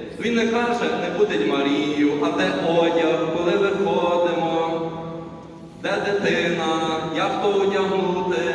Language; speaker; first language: Ukrainian; native; Ukrainian